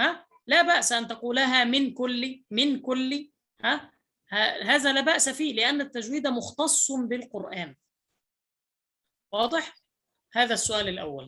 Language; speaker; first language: Arabic; native; Arabic